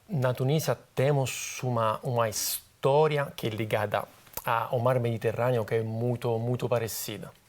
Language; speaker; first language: Portuguese; non-native, fluent; Italian